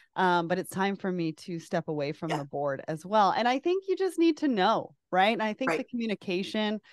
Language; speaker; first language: English; native; English